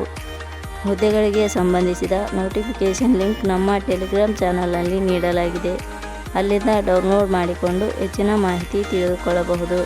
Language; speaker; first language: Kannada; native; Kannada